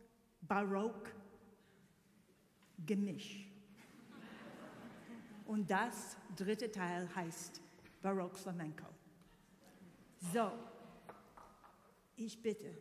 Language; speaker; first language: German; non-native, learner; English